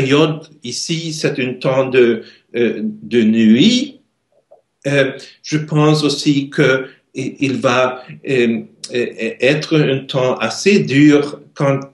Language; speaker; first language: French; non-native, learner; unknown